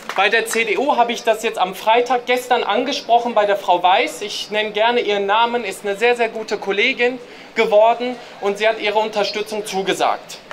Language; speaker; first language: German; early bilingual, other home language; Greek